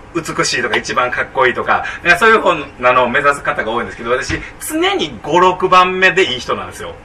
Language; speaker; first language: Japanese; native; Japanese